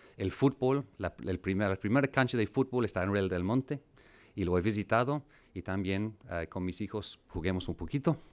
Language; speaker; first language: Spanish; non-native, fluent; English